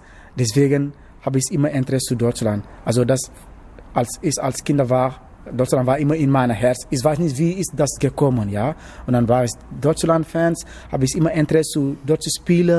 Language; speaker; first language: German; non-native, learner; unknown